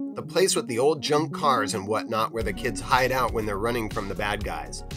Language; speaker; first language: English; native; English